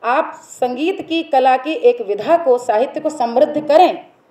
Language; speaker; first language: Hindi; native; Hindi